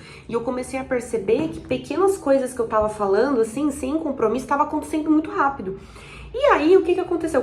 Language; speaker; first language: Portuguese; native; Portuguese